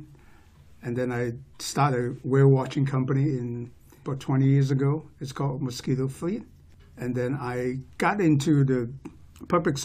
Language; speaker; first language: English; non-native, local second language; Cantonese